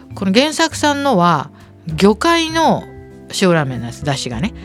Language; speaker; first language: Japanese; native; Japanese